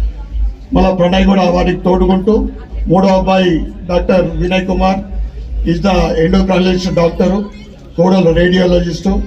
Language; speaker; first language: Telugu; native; Telugu